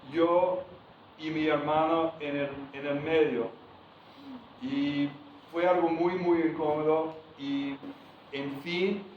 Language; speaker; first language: Spanish; non-native, fluent; English